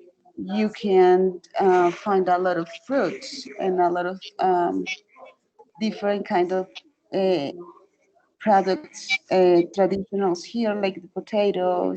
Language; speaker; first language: English; non-native, fluent; Spanish